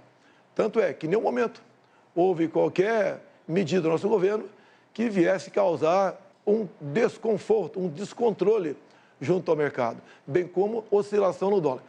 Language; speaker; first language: Portuguese; native; Portuguese